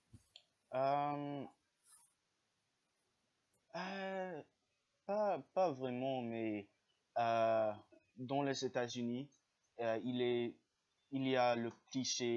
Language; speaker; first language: French; non-native, learner; English